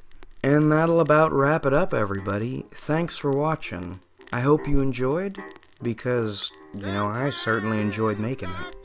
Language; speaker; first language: English; native; English